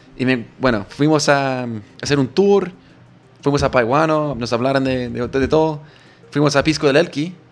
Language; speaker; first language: Spanish; non-native, fluent; English